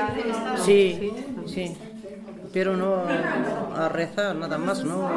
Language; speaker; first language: Spanish; non-native, learner; Berber languages